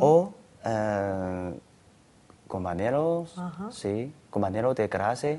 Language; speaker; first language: Spanish; non-native, learner; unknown